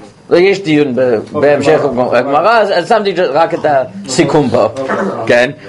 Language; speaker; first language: Hebrew; non-native, fluent; English